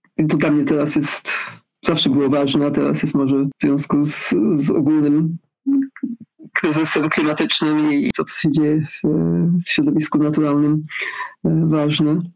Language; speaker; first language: Polish; early bilingual, heritage; Polish